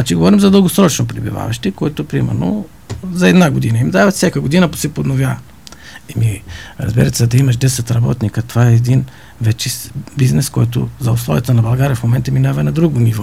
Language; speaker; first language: Bulgarian; non-native, fluent; Arabic